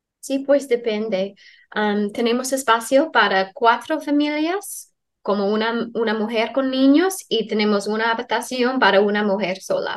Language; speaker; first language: Spanish; non-native, fluent; English